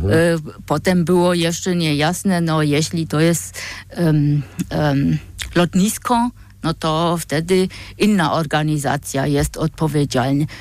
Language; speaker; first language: Polish; non-native, fluent; German